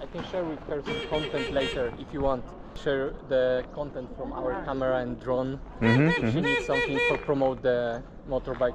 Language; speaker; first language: English; non-native, fluent; Polish